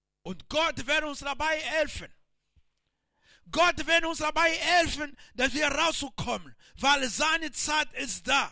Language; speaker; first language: German; non-native, learner; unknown